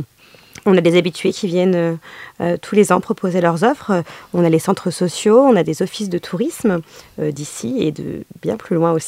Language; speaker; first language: French; native; French